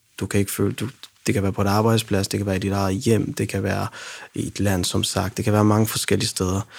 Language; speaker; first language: Danish; early bilingual, other home language; Arabic